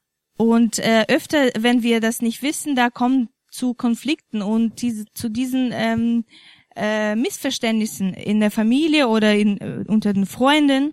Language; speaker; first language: German; non-native, fluent; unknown